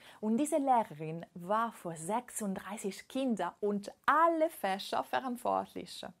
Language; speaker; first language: German; non-native, fluent; Italian